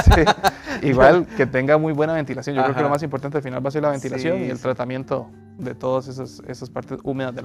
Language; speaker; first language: Spanish; native; Spanish